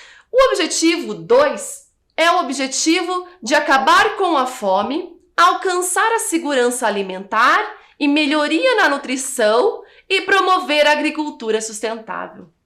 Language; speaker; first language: Portuguese; native; Portuguese